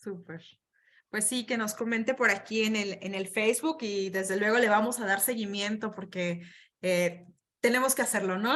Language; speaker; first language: Spanish; native; Spanish